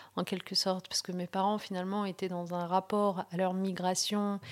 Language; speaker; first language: French; early bilingual, other home language; Riffian